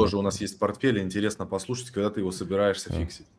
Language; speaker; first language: Russian; native; Russian